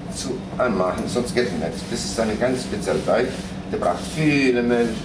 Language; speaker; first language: German; non-native, fluent; Italian